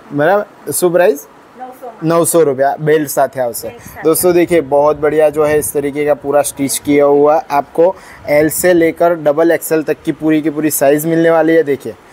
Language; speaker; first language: Hindi; non-native, local second language; Gujarati